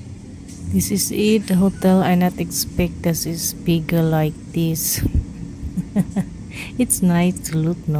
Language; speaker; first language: English; non-native, local second language; Filipino